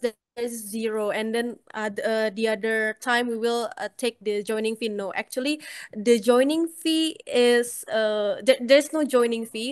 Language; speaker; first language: English; non-native, fluent; Indonesian